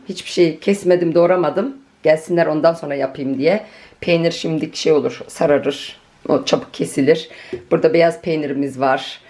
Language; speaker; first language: Turkish; early bilingual, heritage; Turkish